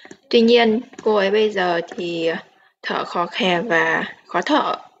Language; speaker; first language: Vietnamese; native; Vietnamese